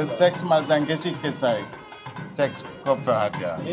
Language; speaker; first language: German; non-native, fluent; Tamil